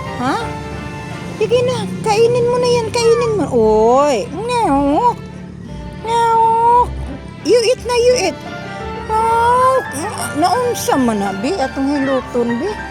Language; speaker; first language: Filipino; non-native, local second language; Cebuano